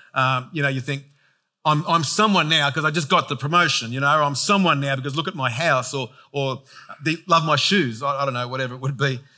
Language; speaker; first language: English; native; English